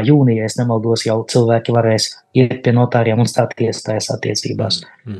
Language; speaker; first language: Latvian; non-native, local second language; Russian